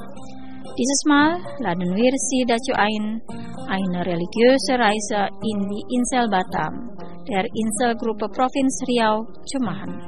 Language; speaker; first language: German; non-native, fluent; Indonesian